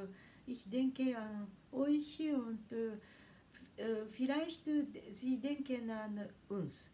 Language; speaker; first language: German; non-native, learner; Japanese